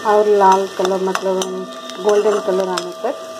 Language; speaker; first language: Hindi; non-native, local second language; Telugu